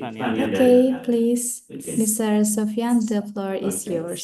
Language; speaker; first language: English; non-native, fluent; Indonesian